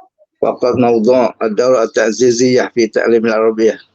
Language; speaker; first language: Arabic; non-native, fluent; Malay